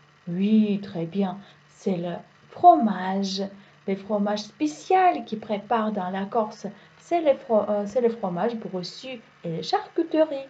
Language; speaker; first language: French; non-native, fluent; Uzbek